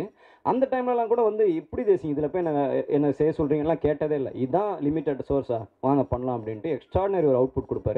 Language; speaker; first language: Tamil; native; Tamil